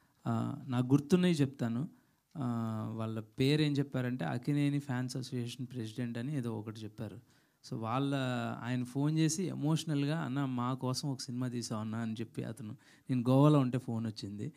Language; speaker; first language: Telugu; native; Telugu